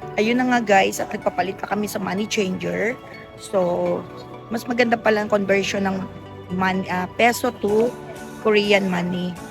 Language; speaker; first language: Filipino; native; Filipino